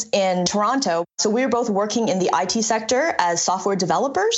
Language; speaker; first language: English; early bilingual, other home language; Chinese